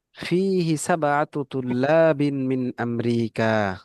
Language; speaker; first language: Arabic; non-native, fluent; Bangla